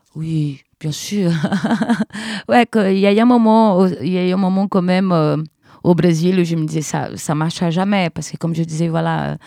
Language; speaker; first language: French; non-native, fluent; Portuguese